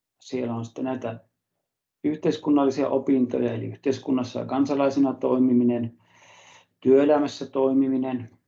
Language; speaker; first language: Finnish; native; Finnish